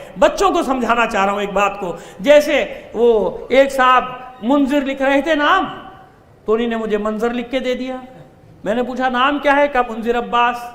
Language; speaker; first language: Urdu; native; Urdu